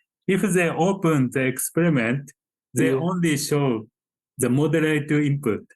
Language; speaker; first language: English; non-native, fluent; Japanese